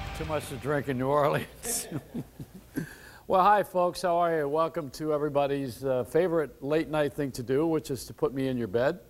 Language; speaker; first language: English; native; English